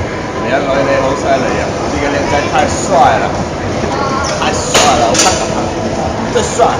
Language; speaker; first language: Chinese; non-native, learner; Italian